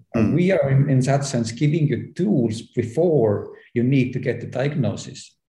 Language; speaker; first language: English; non-native, fluent; Estonian